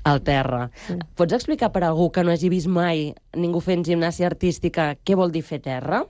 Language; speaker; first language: Catalan; native; Catalan